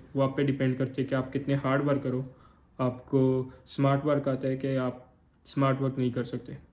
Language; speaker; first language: Urdu; non-native, local second language; Northern Hindko